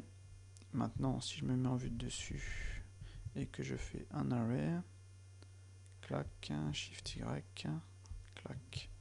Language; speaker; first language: French; native; French